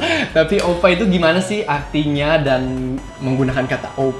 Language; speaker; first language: Indonesian; native; Indonesian